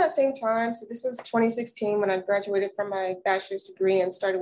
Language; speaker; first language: English; native; English